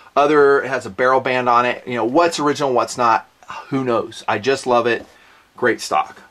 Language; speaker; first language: English; native; English